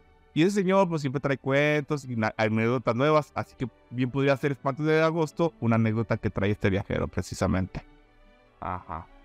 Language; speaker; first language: Spanish; native; Spanish